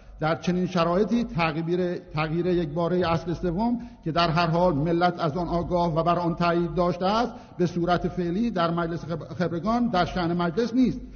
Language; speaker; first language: Persian; non-native, local second language; Azerbaijani